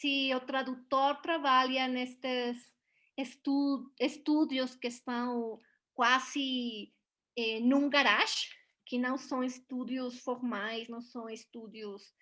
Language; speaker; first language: Portuguese; non-native, learner; Spanish